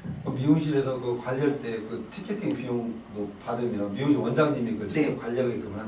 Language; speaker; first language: Korean; native; Korean